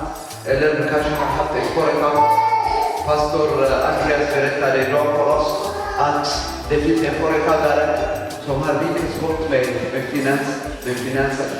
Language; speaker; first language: Swedish; non-native, fluent; Tigrinya